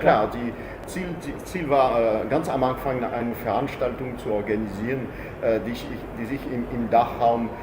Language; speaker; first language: German; non-native, fluent; French